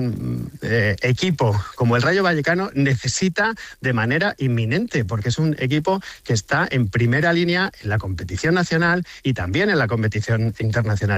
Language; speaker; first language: Spanish; native; Spanish